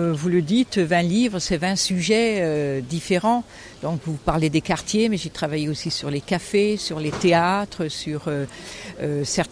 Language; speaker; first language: French; native; French